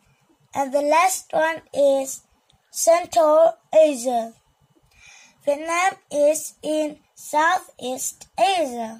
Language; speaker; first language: English; non-native, learner; Vietnamese